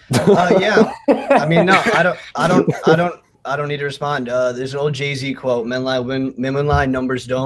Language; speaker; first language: English; native; English